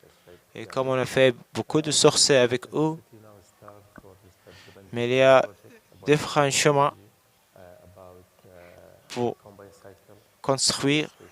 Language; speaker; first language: French; non-native, learner; Arabic